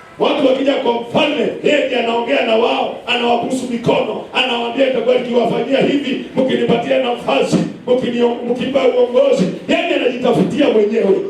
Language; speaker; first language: Swahili; non-native, local second language; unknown